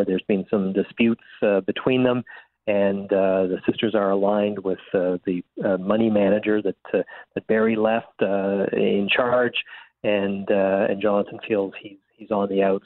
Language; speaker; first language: English; native; English